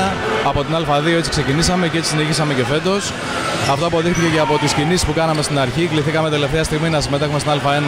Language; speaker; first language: Greek; native; Greek